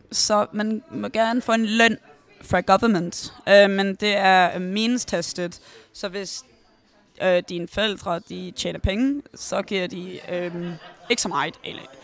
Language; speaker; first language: Danish; early bilingual, heritage; Danish